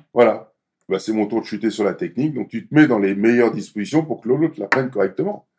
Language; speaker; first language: French; native; French